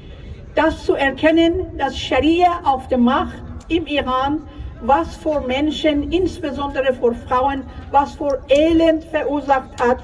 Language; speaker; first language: German; non-native, fluent; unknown